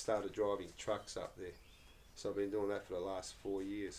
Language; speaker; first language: English; non-native, local second language; Croatian